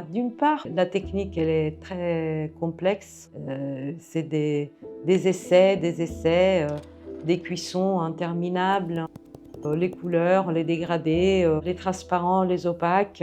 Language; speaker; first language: French; non-native, fluent; Italian